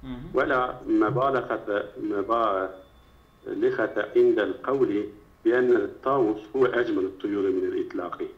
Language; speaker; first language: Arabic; non-native, learner; Turkish